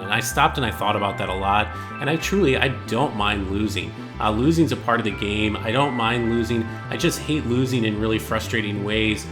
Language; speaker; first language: English; native; English